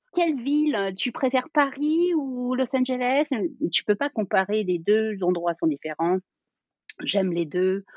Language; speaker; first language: French; early bilingual, heritage; French